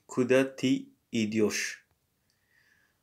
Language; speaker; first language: Russian; non-native, learner; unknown